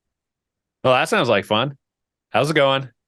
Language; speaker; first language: English; native; English